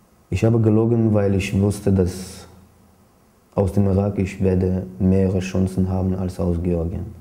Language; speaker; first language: German; non-native, fluent; Georgian